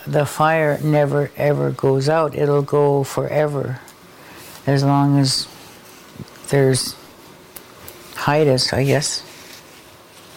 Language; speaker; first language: English; non-native, fluent; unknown